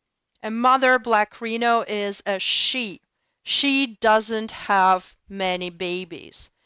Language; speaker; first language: English; non-native, fluent; Russian